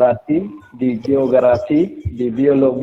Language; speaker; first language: German; non-native, learner; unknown